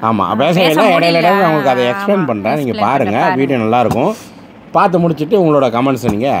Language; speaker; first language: Tamil; native; Tamil